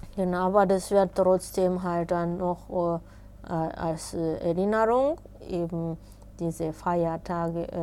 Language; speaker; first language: German; non-native, fluent; Japanese